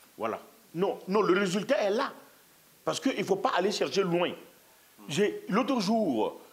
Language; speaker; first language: French; non-native, local second language; Mossi